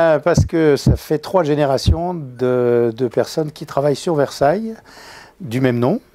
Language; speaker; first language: French; native; French